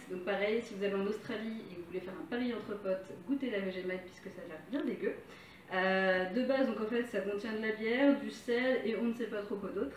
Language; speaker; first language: French; native; French